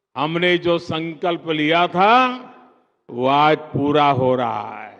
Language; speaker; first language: Hindi; non-native, local second language; Gujarati